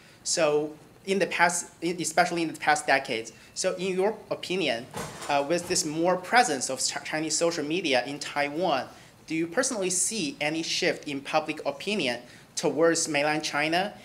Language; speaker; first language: English; non-native, fluent; Chinese